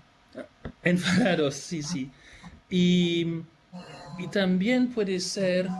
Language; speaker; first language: Spanish; non-native, fluent; French